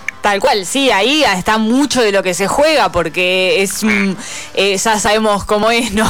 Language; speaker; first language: Spanish; native; Spanish